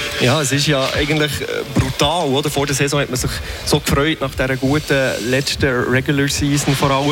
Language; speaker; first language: German; native; German